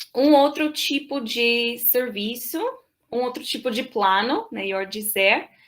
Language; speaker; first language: Portuguese; non-native, fluent; English